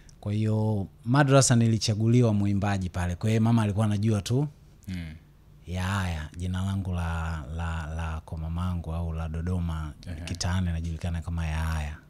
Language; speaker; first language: Swahili; native; Swahili